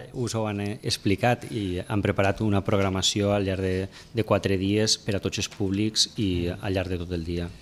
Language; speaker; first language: Catalan; native; Catalan